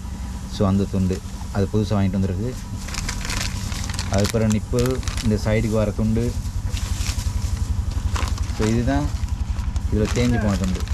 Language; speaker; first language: Tamil; native; Tamil